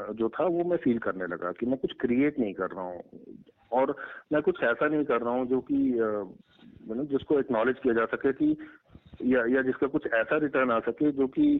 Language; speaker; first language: Hindi; native; Hindi